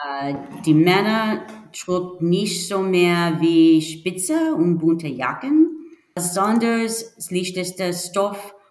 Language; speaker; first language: German; non-native, learner; English